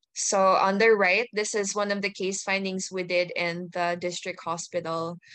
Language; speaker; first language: English; native; English